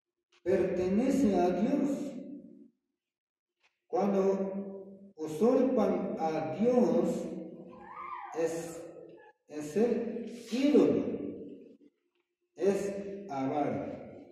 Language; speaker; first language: Spanish; non-native, fluent; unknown